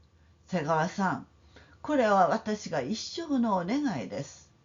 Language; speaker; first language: Japanese; non-native, fluent; Korean